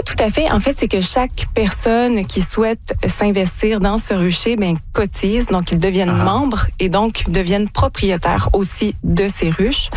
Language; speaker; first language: French; native; French